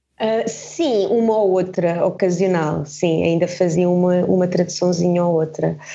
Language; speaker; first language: Portuguese; early bilingual, heritage; Portuguese